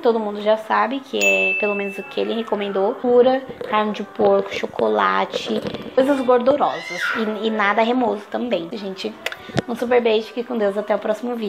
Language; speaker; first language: Portuguese; native; Portuguese